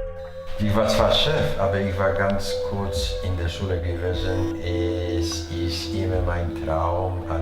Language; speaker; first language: German; non-native, learner; Chinese